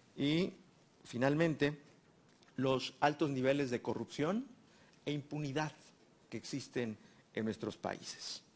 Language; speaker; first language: Spanish; native; Spanish